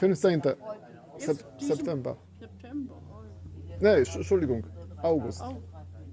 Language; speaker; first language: German; non-native, learner; Polish